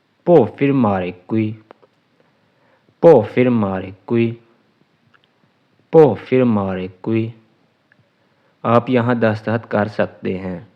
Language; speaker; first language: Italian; non-native, learner; Urdu